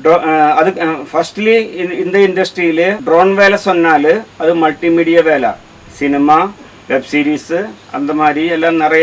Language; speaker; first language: Tamil; non-native, learner; Malayalam